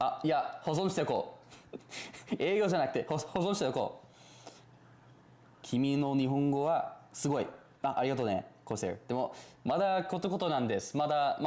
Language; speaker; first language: Japanese; non-native, learner; English